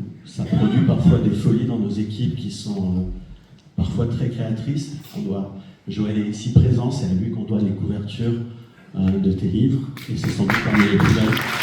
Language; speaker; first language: French; native; French